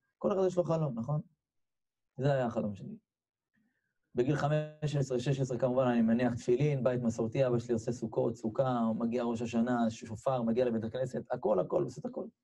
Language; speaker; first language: Hebrew; native; Hebrew